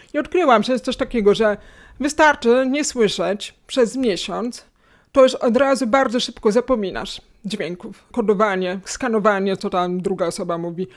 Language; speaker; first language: Polish; native; Polish